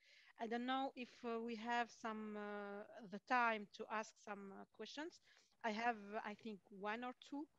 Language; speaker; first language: English; non-native, fluent; Arabic